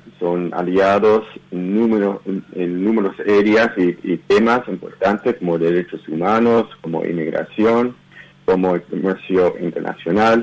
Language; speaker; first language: Spanish; early bilingual, heritage; Spanish